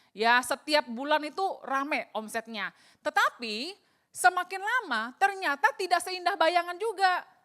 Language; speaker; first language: Indonesian; native; Indonesian